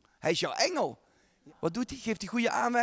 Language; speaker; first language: Dutch; native; Dutch